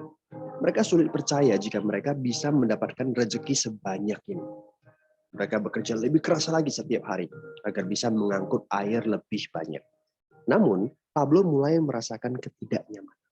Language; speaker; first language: Indonesian; native; Indonesian